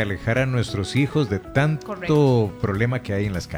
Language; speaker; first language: Spanish; native; Spanish